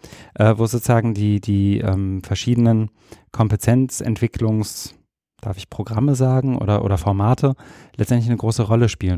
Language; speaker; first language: German; native; German